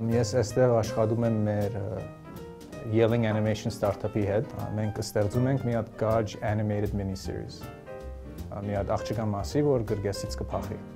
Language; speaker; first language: Armenian; early bilingual, heritage; Armenian